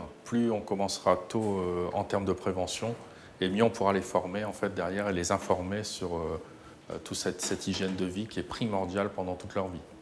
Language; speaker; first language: French; native; French